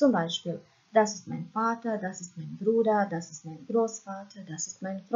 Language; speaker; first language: German; non-native, fluent; Croatian